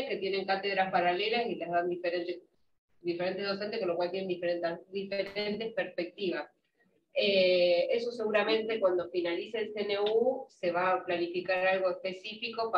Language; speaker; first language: Spanish; native; Spanish